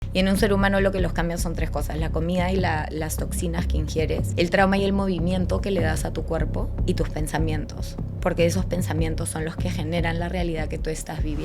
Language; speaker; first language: Spanish; native; Spanish